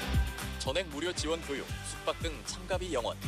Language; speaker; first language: Korean; native; Korean